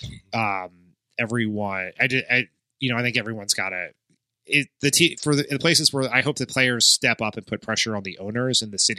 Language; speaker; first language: English; native; English